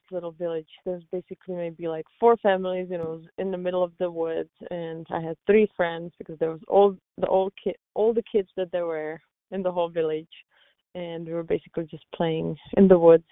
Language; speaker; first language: English; non-native, fluent; Czech